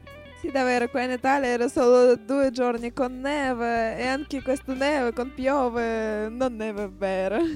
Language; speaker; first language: Italian; non-native, learner; Russian